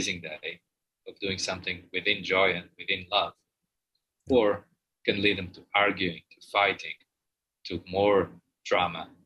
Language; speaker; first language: English; non-native, fluent; Portuguese